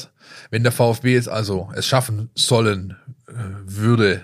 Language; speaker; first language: German; native; German